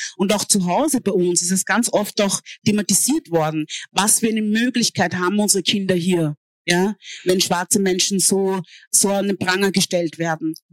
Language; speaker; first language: German; early bilingual, other home language; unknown